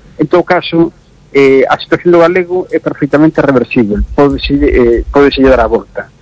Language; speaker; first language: Galician; native; Galician